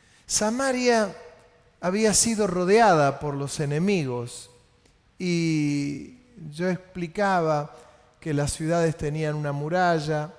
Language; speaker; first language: Spanish; native; Spanish